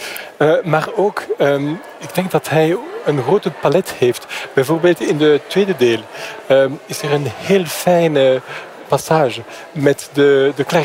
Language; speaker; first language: Dutch; non-native, fluent; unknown